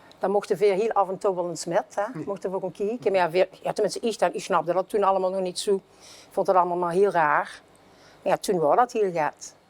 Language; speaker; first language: Dutch; native; Dutch